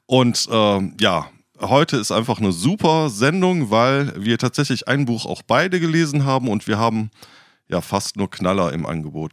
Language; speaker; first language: German; native; German